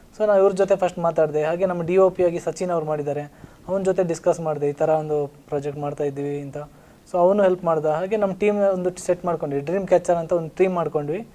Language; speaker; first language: Kannada; non-native, local second language; Tulu